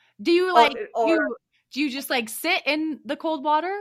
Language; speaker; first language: English; native; English